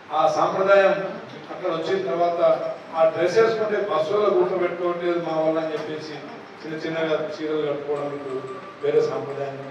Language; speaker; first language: Telugu; non-native, local second language; Lambadi